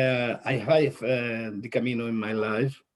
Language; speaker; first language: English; non-native, learner; Spanish